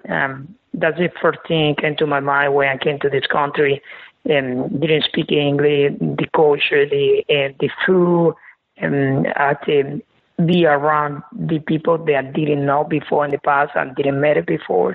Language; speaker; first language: English; non-native, learner; Spanish